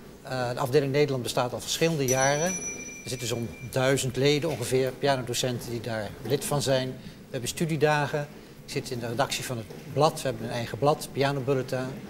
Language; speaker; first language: Dutch; native; Dutch